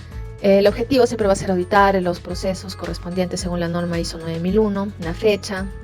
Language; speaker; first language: Spanish; native; Spanish